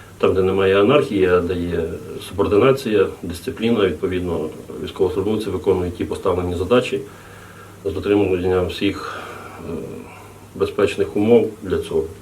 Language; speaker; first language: Ukrainian; native; Ukrainian